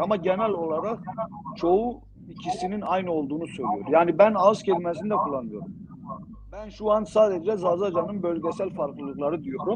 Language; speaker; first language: Turkish; non-native, local second language; Zaza